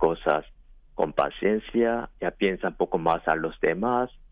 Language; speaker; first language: Spanish; non-native, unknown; Korean